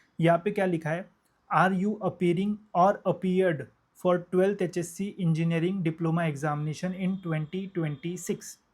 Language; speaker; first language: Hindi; non-native, local second language; Marathi